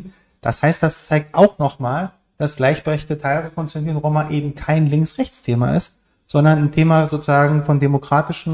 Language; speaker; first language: German; native; German